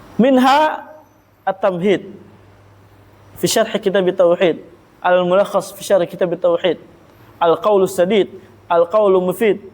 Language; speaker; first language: Arabic; non-native, fluent; Indonesian